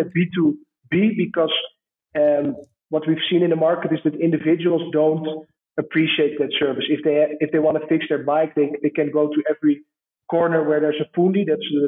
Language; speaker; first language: English; non-native, fluent; Dutch